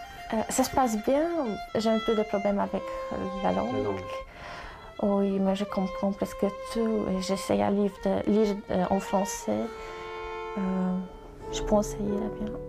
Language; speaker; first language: French; non-native, learner; Polish